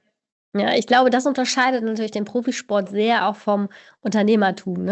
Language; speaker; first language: German; native; German